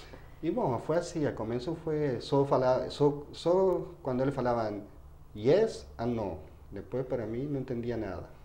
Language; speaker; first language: Portuguese; non-native, fluent; Spanish